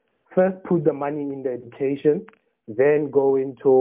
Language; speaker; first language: English; non-native, local second language; Tswana